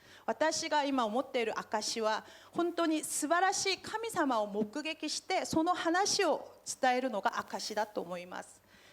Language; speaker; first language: Japanese; non-native, fluent; Korean